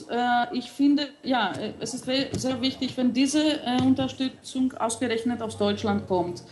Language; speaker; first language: German; non-native, fluent; Greek